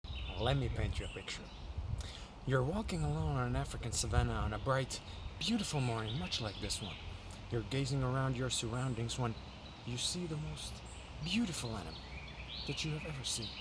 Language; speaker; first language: English; non-native, fluent; Finnish